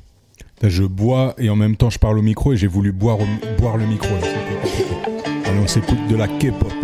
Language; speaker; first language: French; native; French